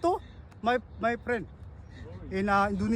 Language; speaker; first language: English; non-native, learner; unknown